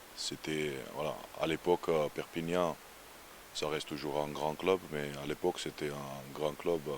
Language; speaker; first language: French; non-native, fluent; Georgian